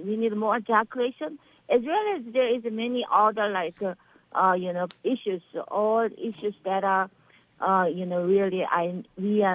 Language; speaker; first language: English; non-native, learner; Korean